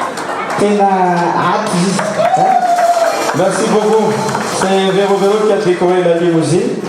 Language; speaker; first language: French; non-native, local second language; Malagasy